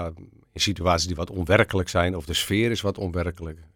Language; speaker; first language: Dutch; native; Dutch